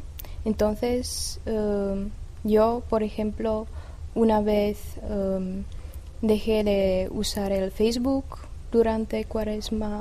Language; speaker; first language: Spanish; non-native, fluent; Czech